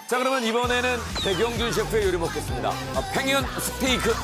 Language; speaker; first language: Korean; native; Korean